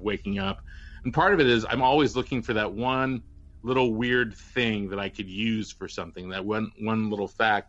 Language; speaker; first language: English; native; English